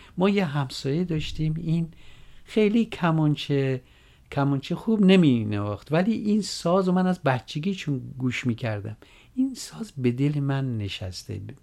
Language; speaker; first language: Persian; native; Persian